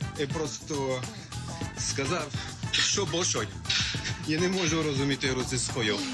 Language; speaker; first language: Ukrainian; non-native, learner; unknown